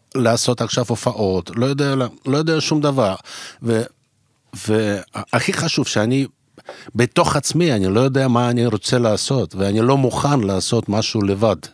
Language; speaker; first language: Hebrew; non-native, fluent; Russian